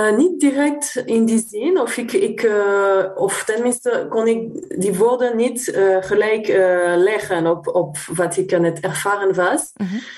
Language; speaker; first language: Dutch; non-native, fluent; French